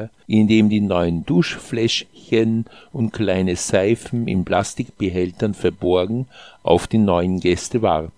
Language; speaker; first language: German; native; German